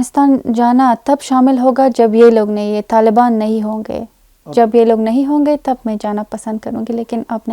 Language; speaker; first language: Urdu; non-native, fluent; Persian